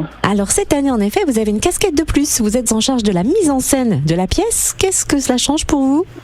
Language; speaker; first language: French; native; French